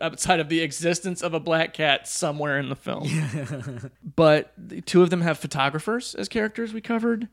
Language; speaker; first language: English; native; English